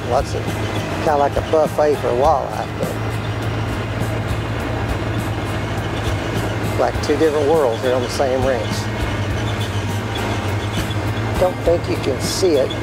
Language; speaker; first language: English; native; English